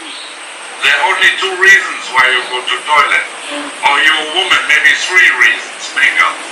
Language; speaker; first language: English; non-native, fluent; German